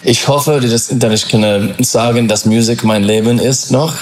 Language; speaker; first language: German; non-native, learner; English